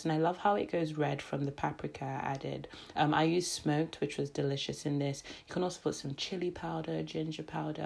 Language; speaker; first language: English; native; English